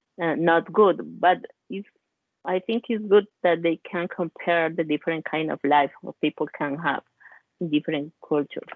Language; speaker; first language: English; non-native, learner; Spanish